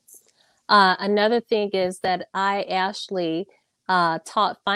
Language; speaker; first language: English; native; English